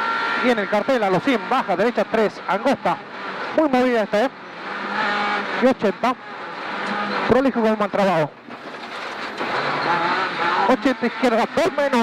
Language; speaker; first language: Spanish; native; Spanish